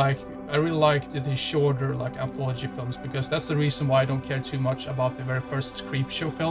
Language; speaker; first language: English; non-native, fluent; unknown